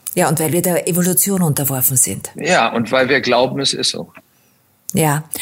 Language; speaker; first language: German; native; German